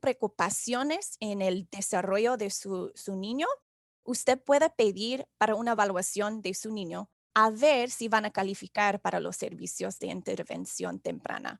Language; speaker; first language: Spanish; non-native, fluent; English